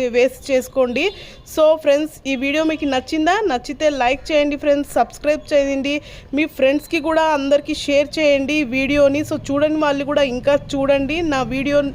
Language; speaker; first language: Telugu; non-native, local second language; Urdu